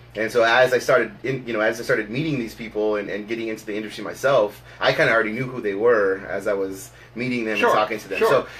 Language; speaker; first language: English; native; English